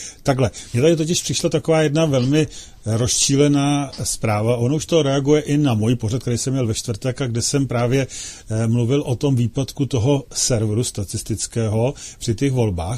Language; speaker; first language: Czech; native; Czech